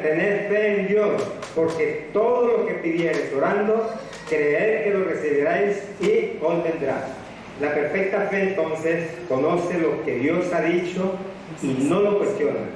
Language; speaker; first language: Spanish; native; Spanish